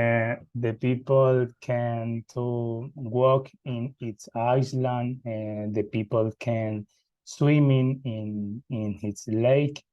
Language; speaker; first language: English; non-native, learner; Spanish